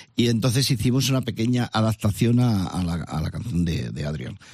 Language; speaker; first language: Spanish; native; Spanish